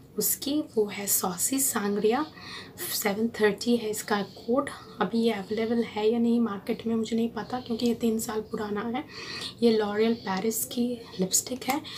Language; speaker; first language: Hindi; non-native, local second language; Bangla